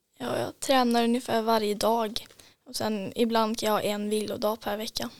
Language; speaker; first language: Swedish; native; Swedish